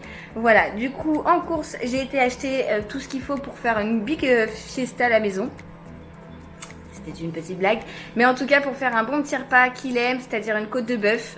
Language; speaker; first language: French; native; French